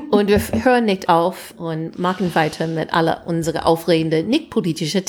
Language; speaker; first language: German; non-native, fluent; English